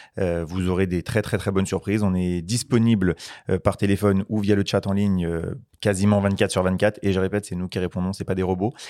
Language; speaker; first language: French; native; French